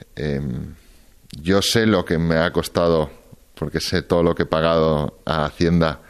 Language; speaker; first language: Spanish; native; Spanish